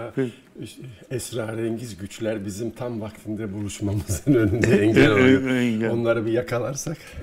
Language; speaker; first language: Turkish; native; Turkish